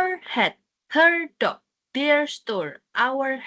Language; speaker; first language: English; non-native, fluent; Indonesian